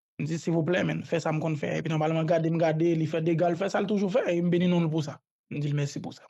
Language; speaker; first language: Haitian Creole; native; Haitian Creole